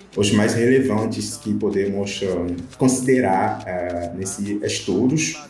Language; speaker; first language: Portuguese; non-native, fluent; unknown